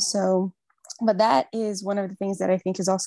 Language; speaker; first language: English; non-native, fluent; Portuguese